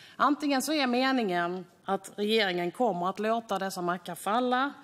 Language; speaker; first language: Swedish; native; Swedish